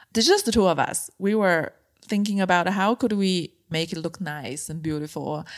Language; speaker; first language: English; non-native, fluent; Chinese